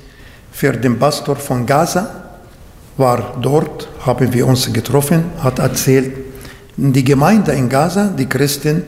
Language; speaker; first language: German; non-native, fluent; Arabic